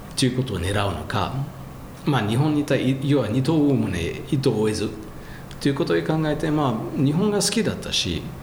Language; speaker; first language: Japanese; non-native, fluent; French